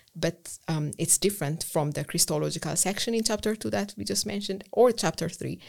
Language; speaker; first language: English; non-native, fluent; Amharic